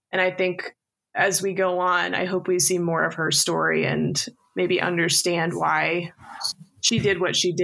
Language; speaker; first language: English; native; English